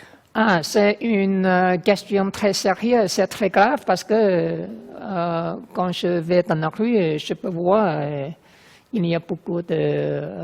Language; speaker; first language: French; non-native, fluent; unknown